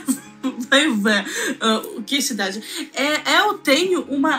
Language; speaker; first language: Portuguese; non-native, learner; Russian